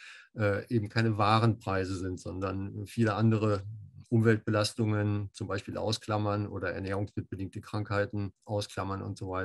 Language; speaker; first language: German; native; German